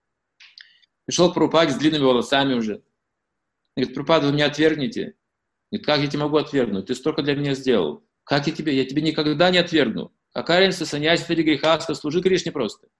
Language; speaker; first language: Russian; native; Russian